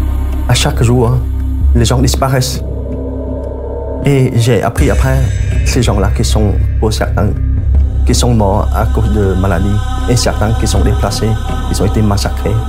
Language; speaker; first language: French; non-native, fluent; Khmer